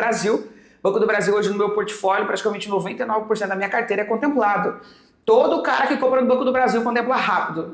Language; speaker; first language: Portuguese; native; Portuguese